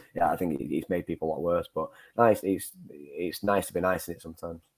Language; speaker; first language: English; native; English